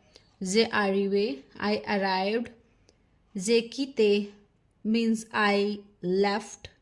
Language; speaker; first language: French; non-native, fluent; Hindi